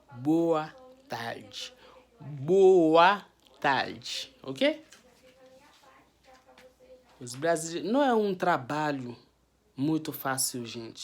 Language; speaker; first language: Portuguese; non-native, learner; Haitian Creole